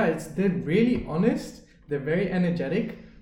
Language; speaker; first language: English; native; English